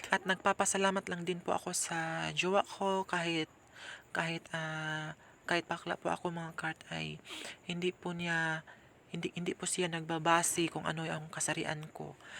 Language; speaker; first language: Filipino; native; Filipino